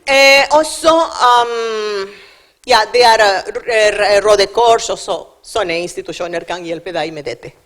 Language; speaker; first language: Norwegian; non-native, learner; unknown